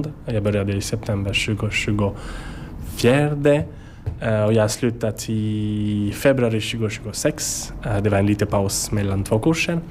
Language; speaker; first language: Swedish; non-native, learner; French